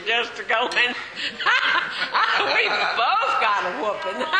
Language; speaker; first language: English; native; English